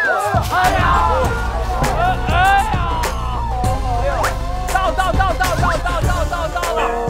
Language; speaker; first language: Chinese; native; Chinese